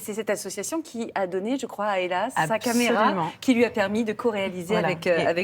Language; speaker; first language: French; native; French